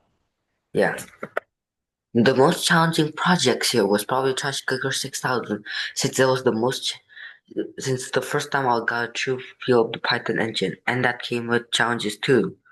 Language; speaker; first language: English; non-native, fluent; Indonesian